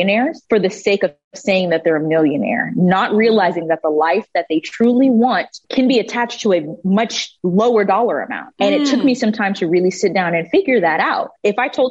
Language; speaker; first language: English; native; English